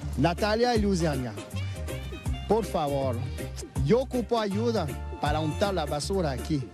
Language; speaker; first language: Spanish; non-native, fluent; French